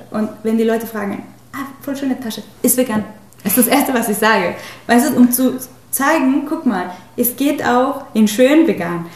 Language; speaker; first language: German; non-native, fluent; Spanish